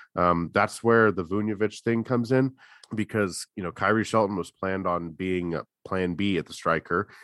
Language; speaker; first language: English; native; English